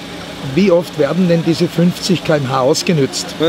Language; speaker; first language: German; native; German